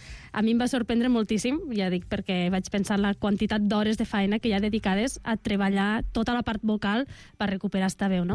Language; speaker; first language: Catalan; native; Catalan